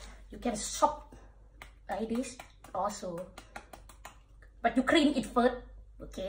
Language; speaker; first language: English; non-native, learner; Thai